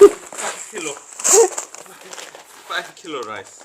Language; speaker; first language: Korean; native; Korean